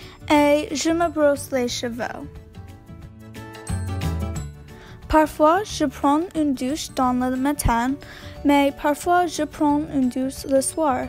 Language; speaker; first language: French; non-native, learner; English